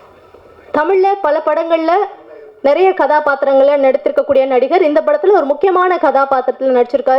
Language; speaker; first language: Tamil; native; Tamil